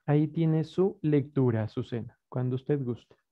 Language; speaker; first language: Spanish; native; Spanish